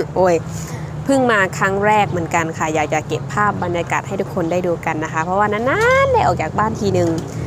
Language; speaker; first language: Thai; native; Thai